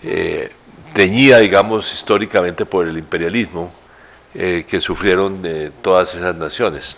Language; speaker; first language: Spanish; native; Spanish